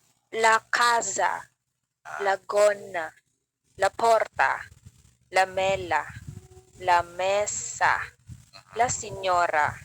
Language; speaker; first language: Italian; non-native, learner; Filipino